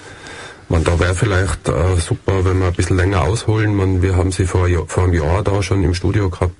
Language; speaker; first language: German; native; German